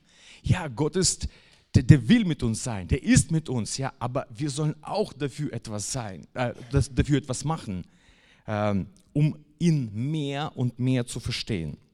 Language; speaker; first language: German; non-native, fluent; Russian